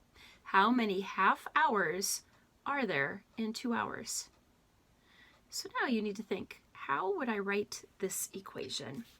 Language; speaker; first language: English; native; English